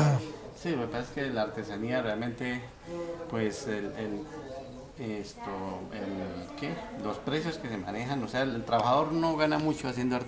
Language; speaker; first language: Spanish; native; Spanish